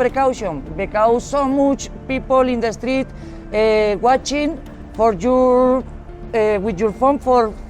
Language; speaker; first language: English; non-native, learner; Spanish